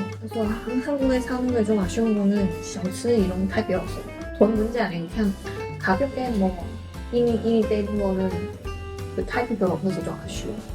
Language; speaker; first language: Korean; non-native, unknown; Chinese